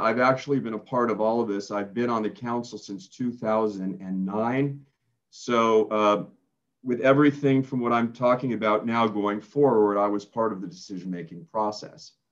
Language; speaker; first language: English; native; English